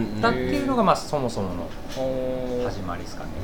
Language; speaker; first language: Japanese; native; Japanese